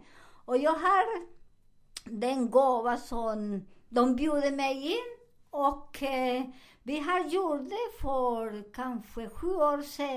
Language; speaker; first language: Swedish; non-native, learner; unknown